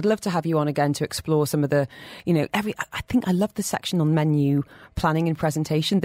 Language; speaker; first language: English; native; English